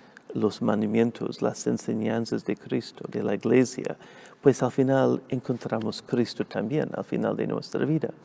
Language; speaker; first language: Spanish; non-native, fluent; English